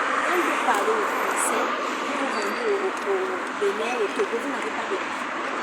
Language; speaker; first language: French; non-native, fluent; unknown